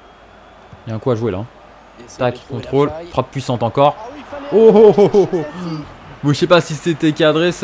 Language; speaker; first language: French; native; French